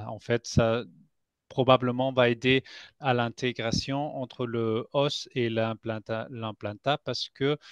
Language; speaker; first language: French; non-native, fluent; Spanish